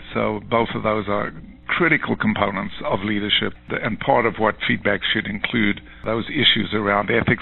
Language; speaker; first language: English; native; English